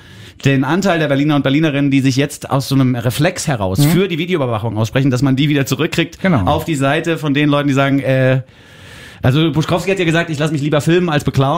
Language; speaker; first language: German; native; German